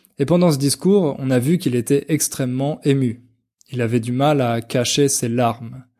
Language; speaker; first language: French; native; French